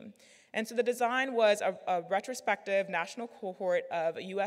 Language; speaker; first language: English; native; English